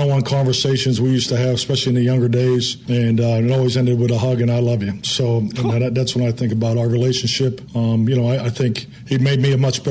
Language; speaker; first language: English; native; English